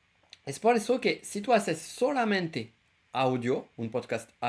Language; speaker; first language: Spanish; non-native, fluent; French